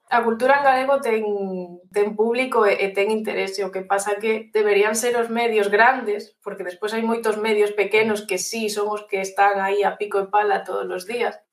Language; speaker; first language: Galician; non-native, local second language; Spanish